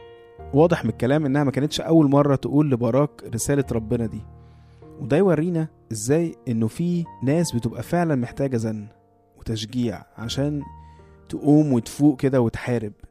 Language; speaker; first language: Arabic; native; Arabic